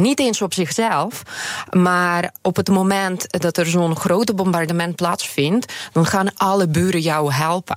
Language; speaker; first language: Dutch; non-native, fluent; Ukrainian